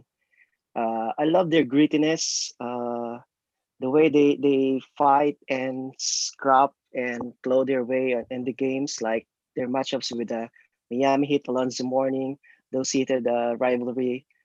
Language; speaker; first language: English; non-native, local second language; Filipino